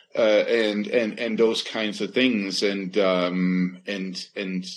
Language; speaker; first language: English; non-native, fluent; Danish